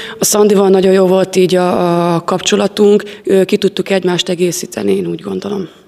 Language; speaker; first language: Hungarian; native; Hungarian